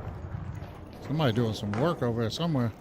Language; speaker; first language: English; native; English